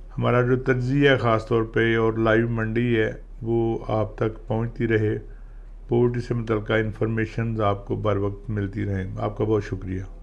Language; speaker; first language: Urdu; non-native, local second language; Punjabi